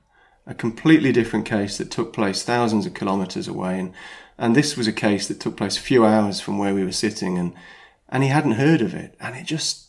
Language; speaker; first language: English; native; English